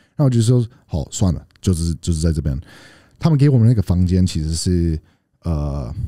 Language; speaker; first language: Chinese; early bilingual, heritage; Chinese